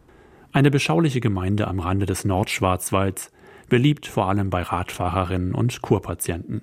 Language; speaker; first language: German; native; German